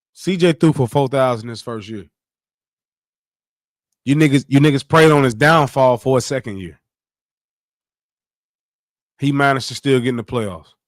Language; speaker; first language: English; native; English